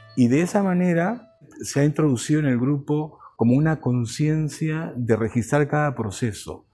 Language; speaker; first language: Spanish; native; Spanish